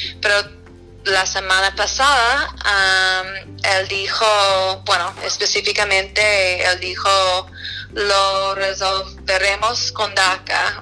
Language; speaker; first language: Spanish; non-native, fluent; English